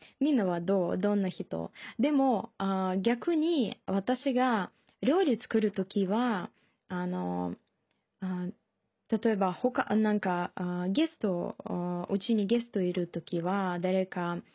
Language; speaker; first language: Japanese; non-native, learner; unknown